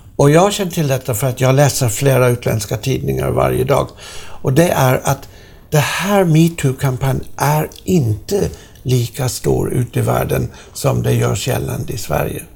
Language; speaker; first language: Swedish; non-native, fluent; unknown